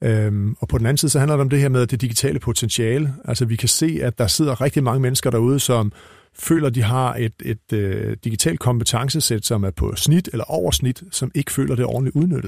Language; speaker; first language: Danish; native; Danish